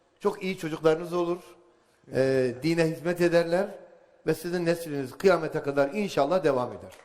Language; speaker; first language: Turkish; native; Turkish